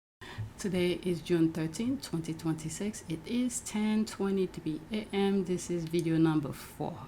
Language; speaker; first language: English; native; English